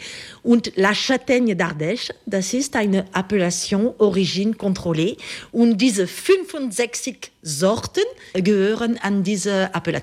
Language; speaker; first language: German; non-native, learner; French